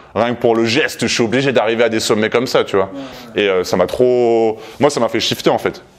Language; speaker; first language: French; native; French